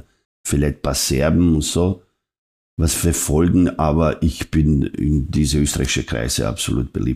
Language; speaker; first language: German; non-native, fluent; Serbian